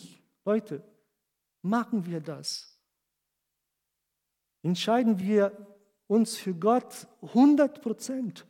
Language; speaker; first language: German; non-native, fluent; Portuguese